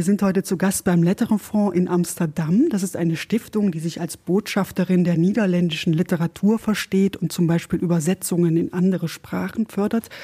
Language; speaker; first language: German; native; German